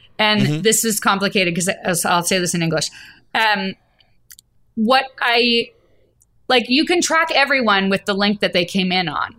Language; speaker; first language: English; native; English